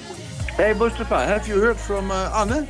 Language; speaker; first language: English; non-native, fluent; Dutch